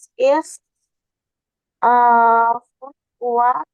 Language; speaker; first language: German; non-native, learner; Indonesian